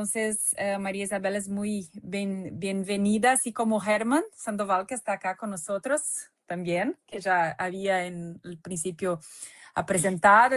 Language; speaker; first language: Spanish; non-native, fluent; Portuguese